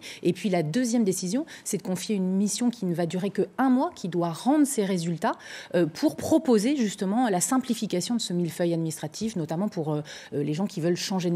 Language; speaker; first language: French; native; French